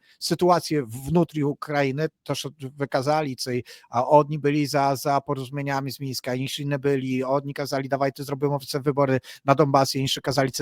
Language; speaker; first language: Polish; non-native, learner; Ukrainian